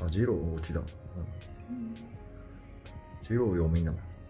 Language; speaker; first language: Chinese; non-native, fluent; Japanese